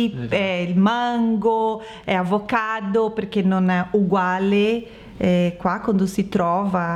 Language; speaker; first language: Italian; non-native, learner; Portuguese